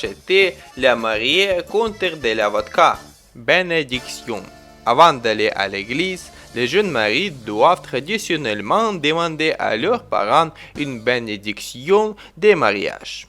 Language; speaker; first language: French; non-native, fluent; Ukrainian